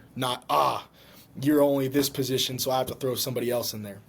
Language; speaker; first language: English; native; English